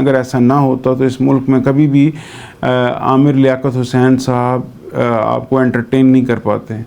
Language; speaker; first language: Urdu; non-native, local second language; Punjabi